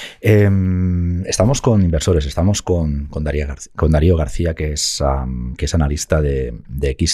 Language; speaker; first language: Spanish; native; Spanish